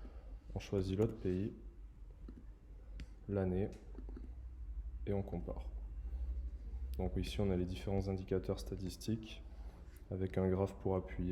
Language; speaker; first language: French; native; French